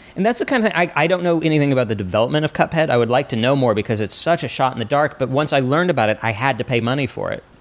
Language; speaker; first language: English; native; English